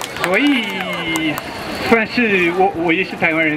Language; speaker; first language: Chinese; non-native, fluent; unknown